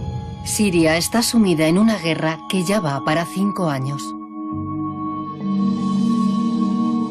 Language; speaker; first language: Spanish; native; Spanish